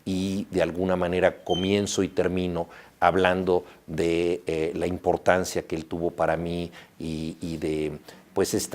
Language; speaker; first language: Spanish; native; Spanish